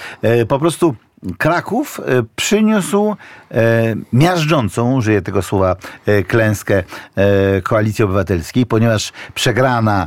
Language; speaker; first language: Polish; native; Polish